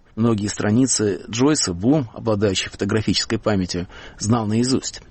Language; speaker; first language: Russian; native; Russian